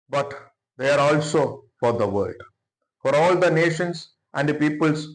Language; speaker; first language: English; non-native, local second language; Malayalam